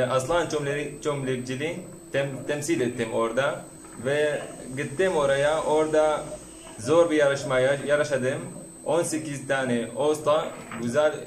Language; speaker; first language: Turkish; non-native, learner; Arabic